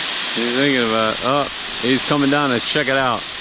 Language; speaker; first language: English; native; English